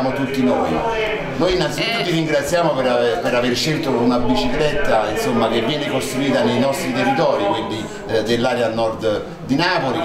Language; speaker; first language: Italian; native; Italian